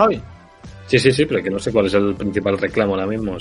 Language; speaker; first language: Spanish; native; Spanish